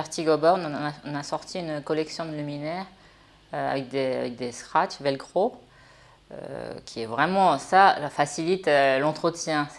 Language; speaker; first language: French; native; French